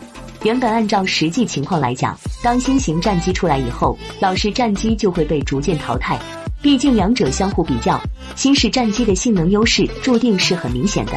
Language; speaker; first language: Chinese; native; Chinese